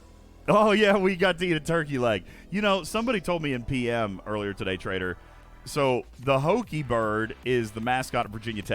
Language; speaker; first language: English; native; English